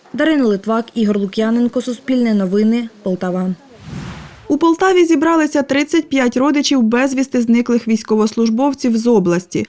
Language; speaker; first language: Ukrainian; native; Ukrainian